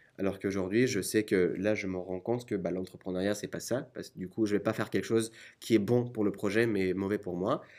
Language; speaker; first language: French; non-native, fluent; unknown